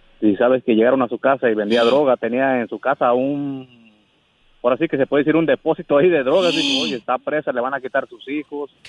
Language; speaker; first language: Spanish; native; Spanish